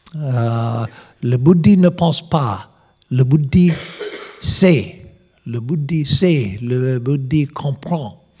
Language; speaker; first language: French; non-native, learner; English